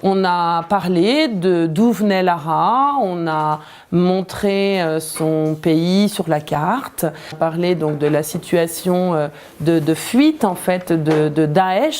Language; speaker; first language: French; native; French